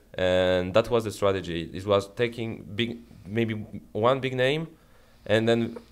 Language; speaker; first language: English; non-native, fluent; French